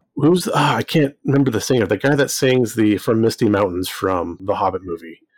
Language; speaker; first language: English; native; English